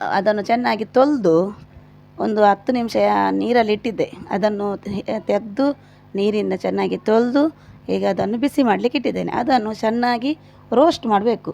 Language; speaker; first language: Kannada; non-native, local second language; Malayalam